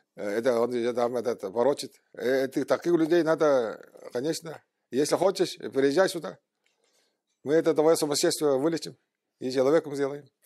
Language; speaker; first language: Russian; non-native, local second language; Tuvinian